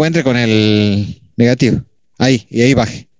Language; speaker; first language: Spanish; native; Spanish